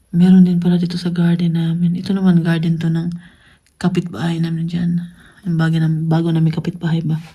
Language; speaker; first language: Filipino; non-native, local second language; Cebuano